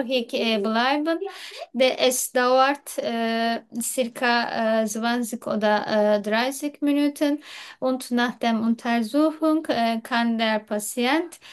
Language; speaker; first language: German; non-native, learner; Turkish